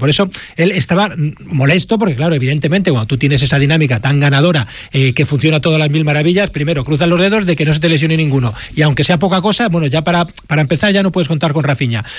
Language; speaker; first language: Spanish; native; Spanish